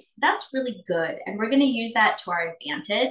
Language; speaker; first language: English; native; English